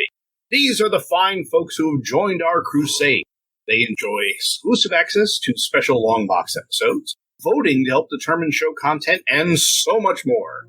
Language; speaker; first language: English; native; English